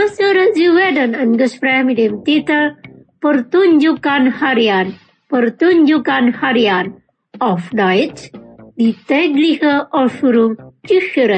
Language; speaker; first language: German; non-native, fluent; Indonesian